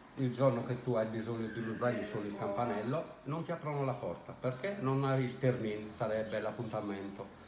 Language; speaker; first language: Italian; native; Italian